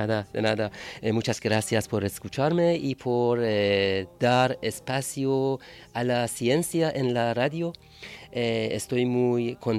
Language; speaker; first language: Spanish; non-native, learner; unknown